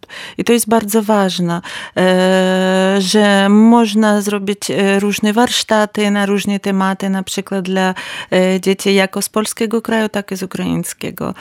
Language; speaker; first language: Polish; non-native, learner; Ukrainian